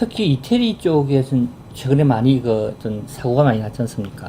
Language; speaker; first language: Korean; native; Korean